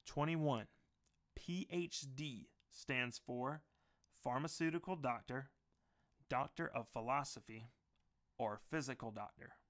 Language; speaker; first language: English; native; English